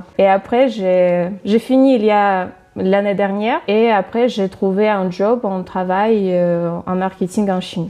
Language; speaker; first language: French; non-native, fluent; Russian